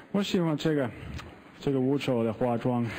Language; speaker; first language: Chinese; non-native, learner; Finnish